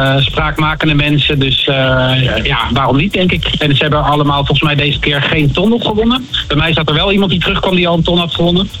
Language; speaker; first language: Dutch; native; Dutch